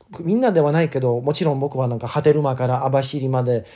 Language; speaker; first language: Japanese; non-native, fluent; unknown